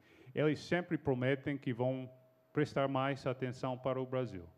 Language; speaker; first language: Portuguese; non-native, fluent; English